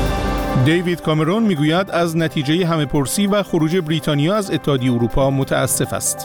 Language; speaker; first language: Persian; native; Persian